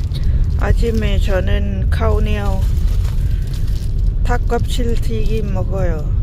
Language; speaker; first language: Korean; non-native, learner; Lao